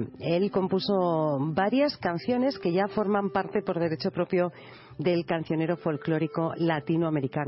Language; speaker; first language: Spanish; native; Spanish